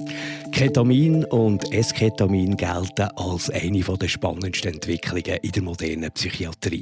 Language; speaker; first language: German; native; German